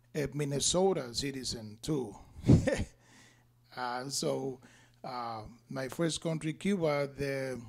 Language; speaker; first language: English; non-native, fluent; Spanish